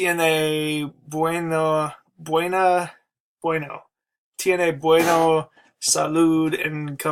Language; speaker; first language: Spanish; non-native, learner; English